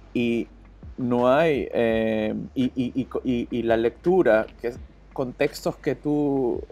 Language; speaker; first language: Spanish; native; Spanish